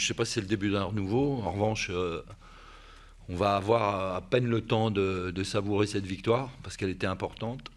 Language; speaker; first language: French; native; French